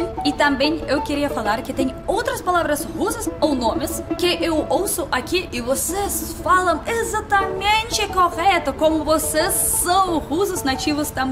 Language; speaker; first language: Portuguese; non-native, learner; Russian